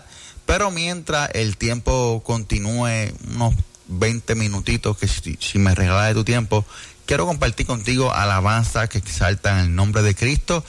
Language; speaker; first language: Spanish; native; Spanish